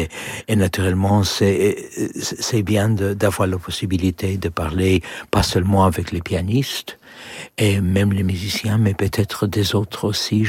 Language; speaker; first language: French; non-native, learner; English